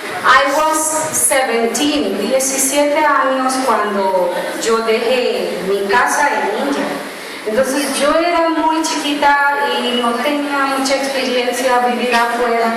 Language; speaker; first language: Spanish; non-native, learner; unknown